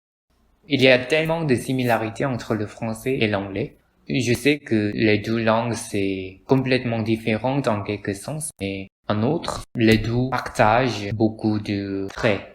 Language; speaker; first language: French; non-native, learner; Korean